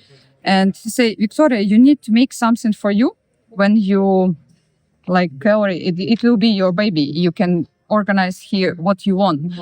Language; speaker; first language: English; non-native, learner; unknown